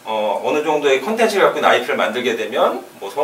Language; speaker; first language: Korean; native; Korean